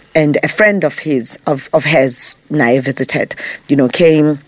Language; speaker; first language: English; non-native, local second language; Zulu